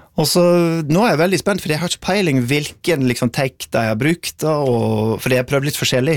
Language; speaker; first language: Norwegian; non-native, fluent; English